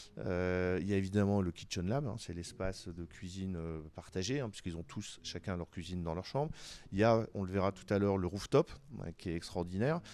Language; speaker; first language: French; native; French